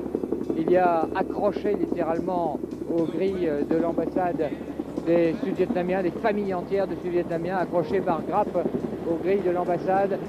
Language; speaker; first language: French; native; French